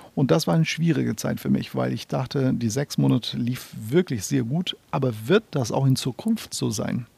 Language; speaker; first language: German; non-native, fluent; Portuguese